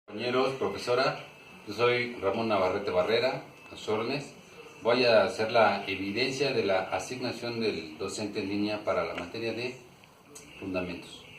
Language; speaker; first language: Spanish; native; Spanish